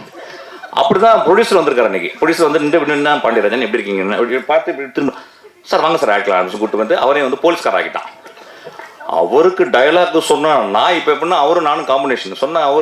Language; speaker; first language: Tamil; native; Tamil